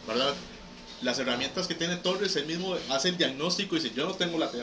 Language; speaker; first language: Spanish; native; Spanish